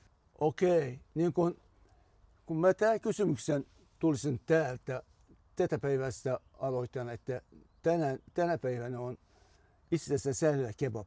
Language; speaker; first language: Finnish; non-native, fluent; Turkish